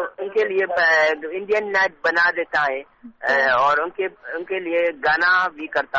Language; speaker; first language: Hindi; non-native, learner; Hausa